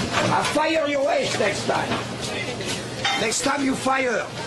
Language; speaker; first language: English; non-native, fluent; French